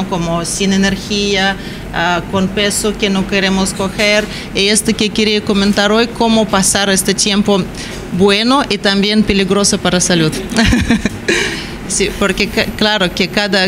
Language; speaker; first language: Spanish; non-native, learner; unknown